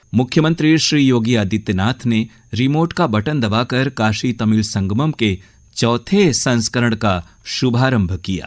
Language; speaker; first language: Hindi; native; Hindi